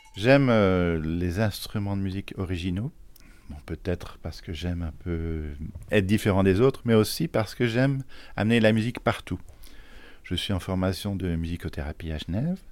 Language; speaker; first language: French; native; French